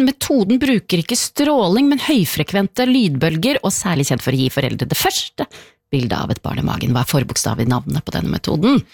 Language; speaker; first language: Norwegian; native; Norwegian